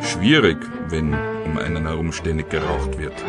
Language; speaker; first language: German; native; German